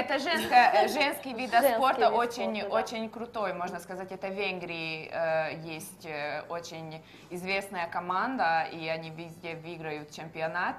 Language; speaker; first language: Russian; non-native, learner; Hungarian